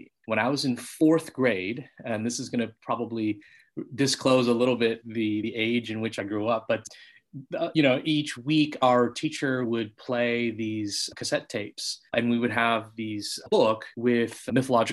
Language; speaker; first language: English; native; English